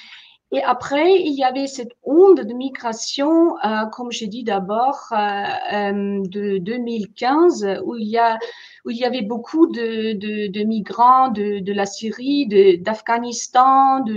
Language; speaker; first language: French; non-native, fluent; German